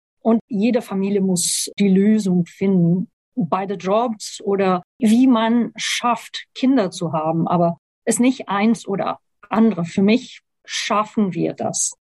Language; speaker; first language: German; non-native, fluent; Portuguese